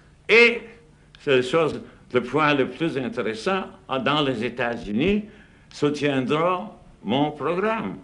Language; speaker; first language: French; non-native, fluent; Russian